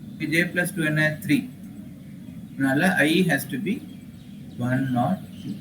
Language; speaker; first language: English; non-native, local second language; Tamil